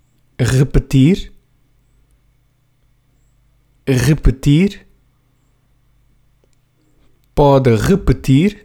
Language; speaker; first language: Portuguese; non-native, learner; English